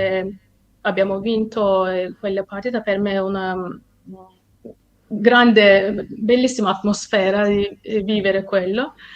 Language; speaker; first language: Italian; non-native, fluent; Turkish